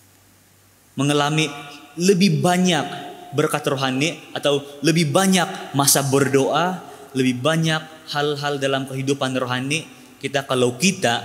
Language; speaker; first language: Malay; native; Malay